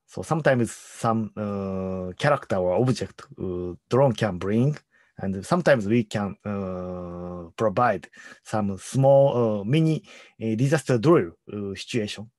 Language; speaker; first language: English; non-native, learner; Japanese